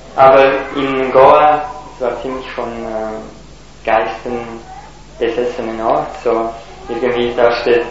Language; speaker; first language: German; non-native, fluent; Italian